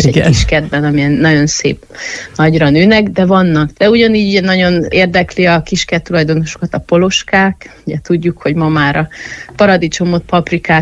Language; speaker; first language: Hungarian; native; Hungarian